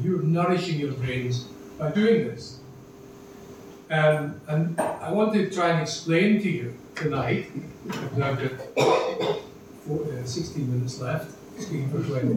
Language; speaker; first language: English; native; English